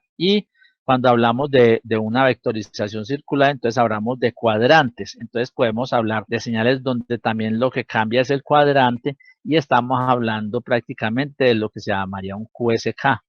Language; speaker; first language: Spanish; native; Spanish